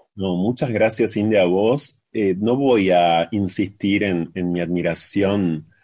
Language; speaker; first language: Spanish; native; Spanish